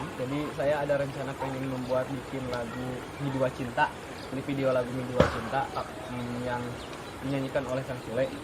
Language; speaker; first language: Indonesian; non-native, local second language; Sundanese